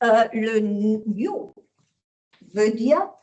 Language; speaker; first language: French; non-native, learner; German